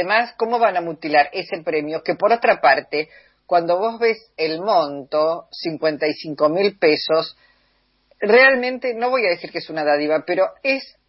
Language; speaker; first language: Spanish; native; Spanish